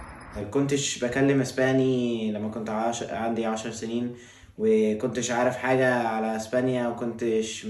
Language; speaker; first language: Arabic; early bilingual, heritage; Arabic